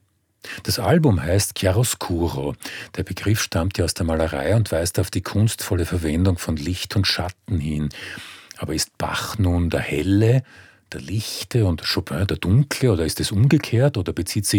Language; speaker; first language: German; native; German